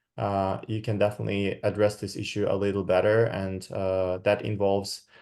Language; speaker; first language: English; non-native, fluent; Kazakh